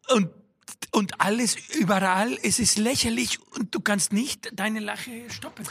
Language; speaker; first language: German; non-native, fluent; Spanish